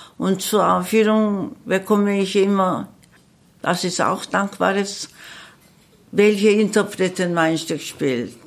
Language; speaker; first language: German; non-native, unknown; Korean